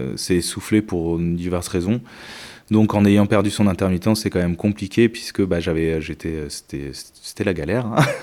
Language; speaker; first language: French; native; French